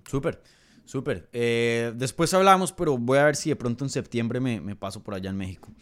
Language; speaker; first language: Spanish; native; Spanish